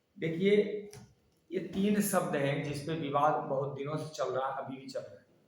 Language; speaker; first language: Hindi; native; Hindi